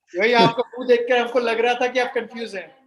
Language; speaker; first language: Hindi; non-native, local second language; Bangla